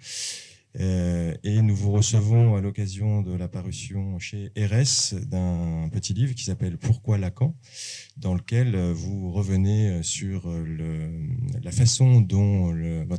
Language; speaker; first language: French; native; French